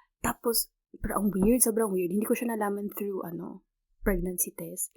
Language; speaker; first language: Filipino; native; Filipino